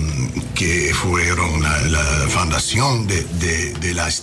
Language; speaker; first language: Spanish; non-native, learner; English